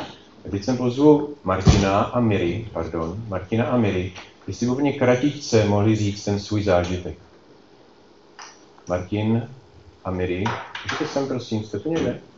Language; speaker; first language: Czech; native; Czech